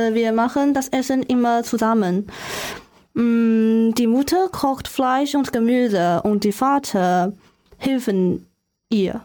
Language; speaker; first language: German; non-native, learner; Chinese